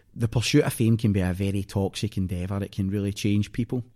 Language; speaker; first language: English; native; English